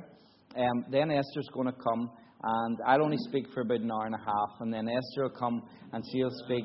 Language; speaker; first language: English; native; English